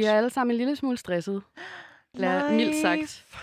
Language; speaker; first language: Danish; native; Danish